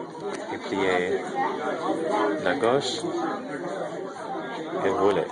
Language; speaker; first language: French; non-native, learner; English